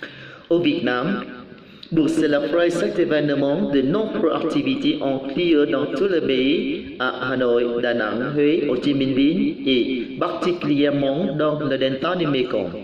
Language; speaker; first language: French; non-native, learner; Vietnamese